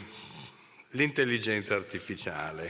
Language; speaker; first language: Italian; native; Italian